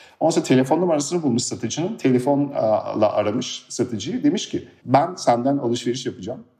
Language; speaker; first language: Turkish; early bilingual, heritage; Turkish